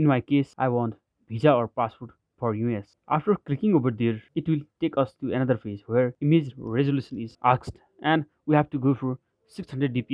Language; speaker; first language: English; non-native, fluent; Nepali